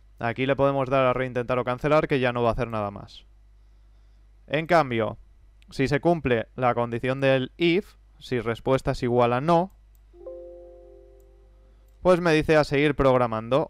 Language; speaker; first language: Spanish; native; Spanish